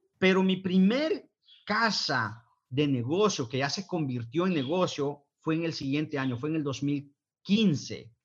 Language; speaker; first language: Spanish; native; Spanish